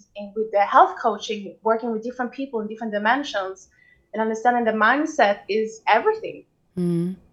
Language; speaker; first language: English; non-native, fluent; Swedish